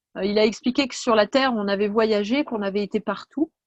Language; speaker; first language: French; native; French